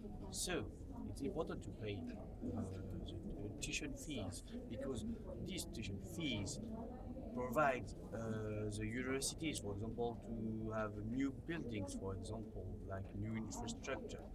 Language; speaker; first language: English; non-native, learner; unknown